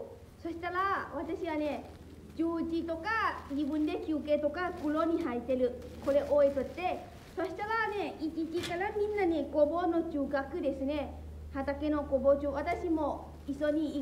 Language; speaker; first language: Japanese; non-native, learner; Lao